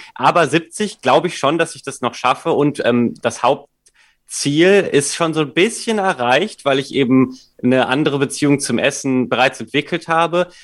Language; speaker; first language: German; native; German